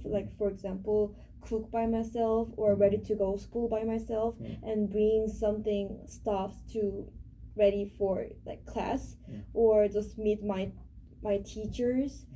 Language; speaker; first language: English; non-native, learner; Korean